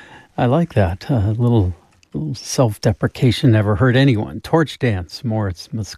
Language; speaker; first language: English; native; English